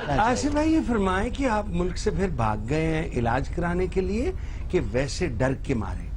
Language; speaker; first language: Urdu; non-native, local second language; Punjabi